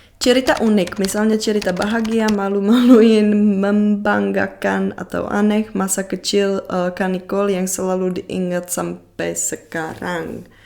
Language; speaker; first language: Indonesian; non-native, fluent; Czech